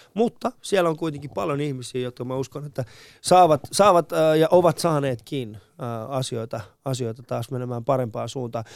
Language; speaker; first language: Finnish; early bilingual, other home language; Persian